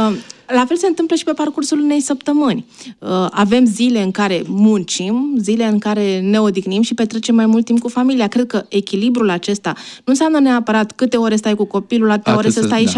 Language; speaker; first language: Romanian; native; Romanian